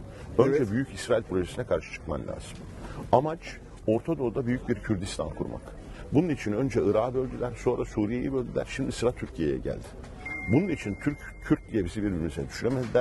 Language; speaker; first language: Turkish; native; Turkish